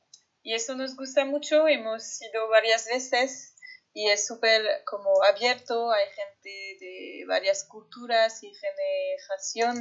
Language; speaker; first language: Spanish; non-native, fluent; French